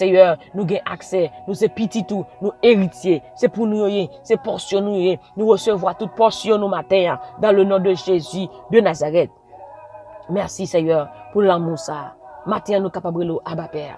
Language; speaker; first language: French; non-native, local second language; Haitian Creole